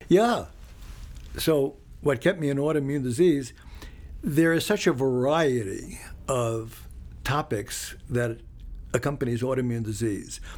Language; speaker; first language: English; early bilingual, other home language; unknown